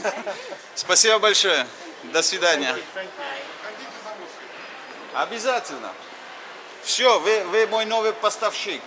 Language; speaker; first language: Russian; non-native, fluent; English